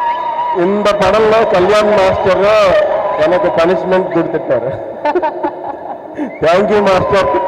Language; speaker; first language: Tamil; non-native, learner; Telugu